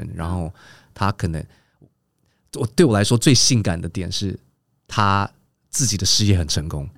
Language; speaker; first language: Chinese; early bilingual, heritage; Chinese